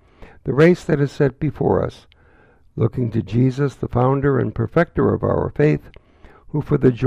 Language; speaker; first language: English; native; English